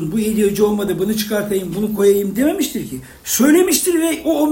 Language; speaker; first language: Turkish; native; Turkish